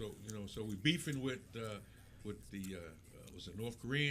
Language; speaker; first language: English; native; English